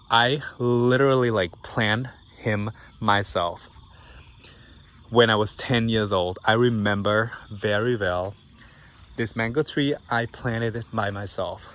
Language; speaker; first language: English; non-native, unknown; Thai